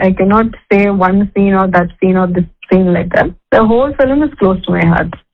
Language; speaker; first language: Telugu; non-native, fluent; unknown